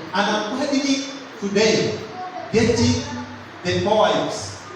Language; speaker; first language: English; non-native, local second language; Swahili